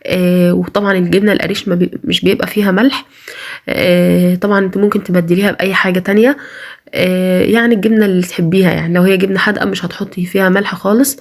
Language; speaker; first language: Arabic; native; Arabic